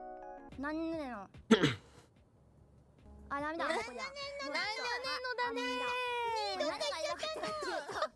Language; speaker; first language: Japanese; native; Japanese